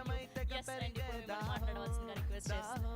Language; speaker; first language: Telugu; native; Telugu